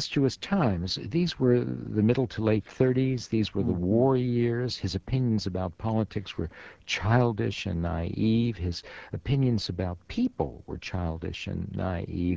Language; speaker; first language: English; early bilingual, other home language; Yiddish